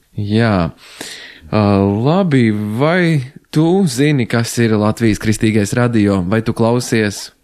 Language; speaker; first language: Latvian; native; Latvian